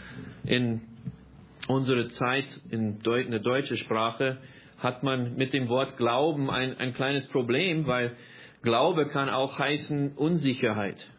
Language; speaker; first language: German; non-native, fluent; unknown